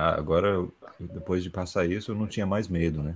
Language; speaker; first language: Portuguese; non-native, fluent; English